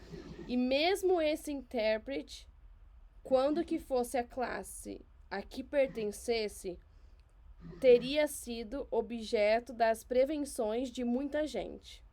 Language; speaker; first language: Portuguese; native; Portuguese